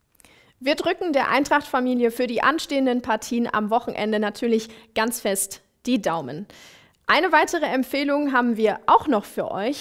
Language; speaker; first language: German; native; German